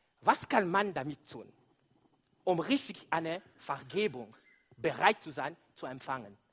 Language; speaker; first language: German; non-native, fluent; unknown